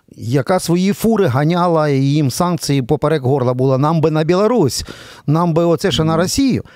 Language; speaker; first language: Ukrainian; native; Ukrainian